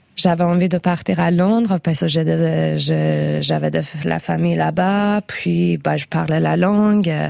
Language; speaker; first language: French; non-native, fluent; Persian